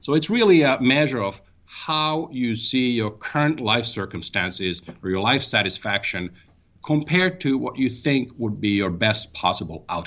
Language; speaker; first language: English; non-native, fluent; Finnish